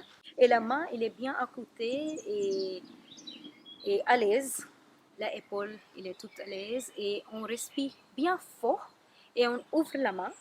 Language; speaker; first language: French; non-native, learner; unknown